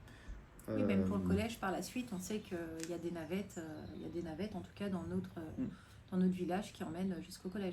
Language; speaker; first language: French; native; French